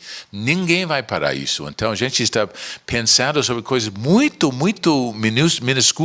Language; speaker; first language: Portuguese; non-native, learner; English